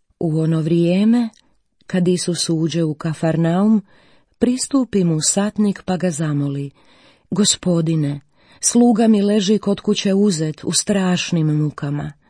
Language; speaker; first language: Croatian; native; Croatian